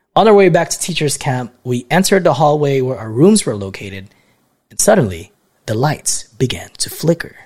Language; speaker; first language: English; non-native, local second language; Filipino